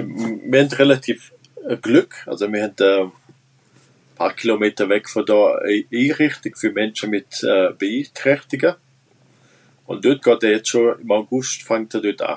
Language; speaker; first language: German; non-native, local second language; Romansh